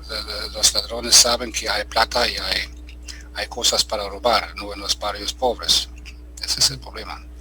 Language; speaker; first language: Spanish; non-native, fluent; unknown